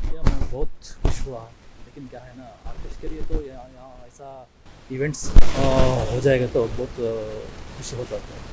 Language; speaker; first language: Hindi; non-native, local second language; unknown